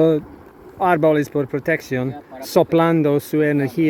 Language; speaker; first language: Spanish; non-native, learner; English